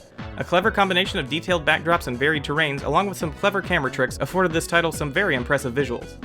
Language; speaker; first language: English; native; English